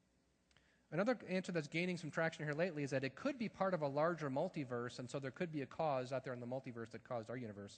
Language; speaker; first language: English; native; English